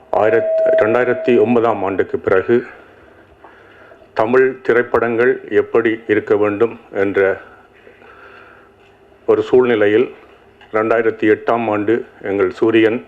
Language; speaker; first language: Tamil; native; Tamil